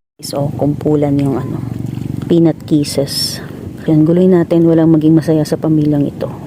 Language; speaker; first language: Filipino; non-native, local second language; Cebuano